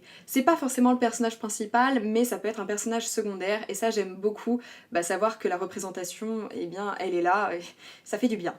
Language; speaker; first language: French; native; French